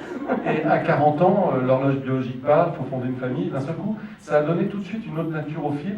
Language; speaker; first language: French; native; French